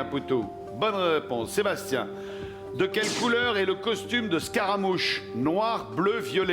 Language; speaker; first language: French; native; French